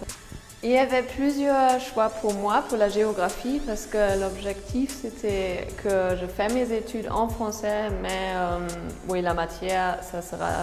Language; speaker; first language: French; non-native, fluent; German